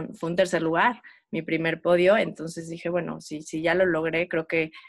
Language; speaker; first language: Spanish; native; Spanish